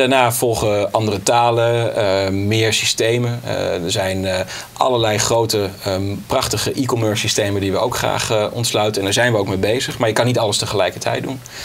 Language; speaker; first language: Dutch; native; Dutch